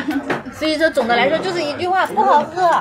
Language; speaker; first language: Chinese; native; Chinese